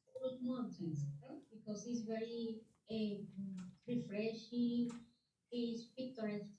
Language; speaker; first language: English; non-native, learner; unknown